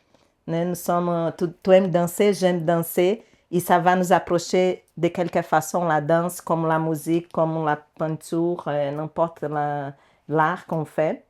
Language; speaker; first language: French; non-native, learner; Portuguese